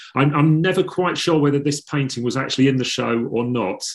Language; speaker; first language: English; native; English